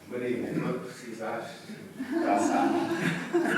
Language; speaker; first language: Portuguese; native; Portuguese